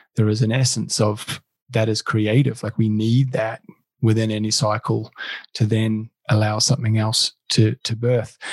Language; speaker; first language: English; native; English